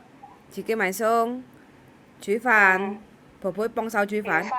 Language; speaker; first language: Cantonese; non-native, learner; Indonesian